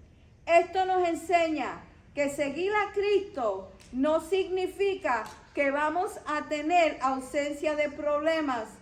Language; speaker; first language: Spanish; native; Spanish